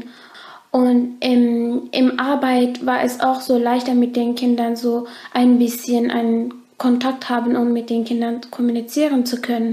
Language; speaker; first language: German; non-native, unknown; Turkish